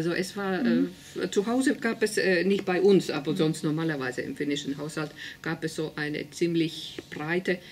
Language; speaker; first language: German; non-native, fluent; Finnish